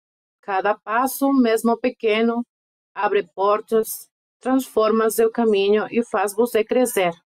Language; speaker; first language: Portuguese; non-native, fluent; Spanish